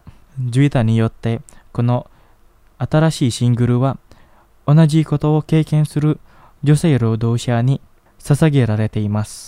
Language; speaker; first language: Japanese; non-native, learner; Indonesian